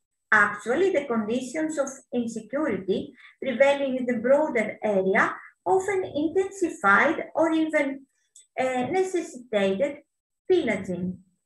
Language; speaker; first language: English; non-native, fluent; Greek